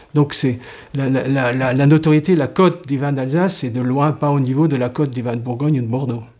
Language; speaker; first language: French; native; French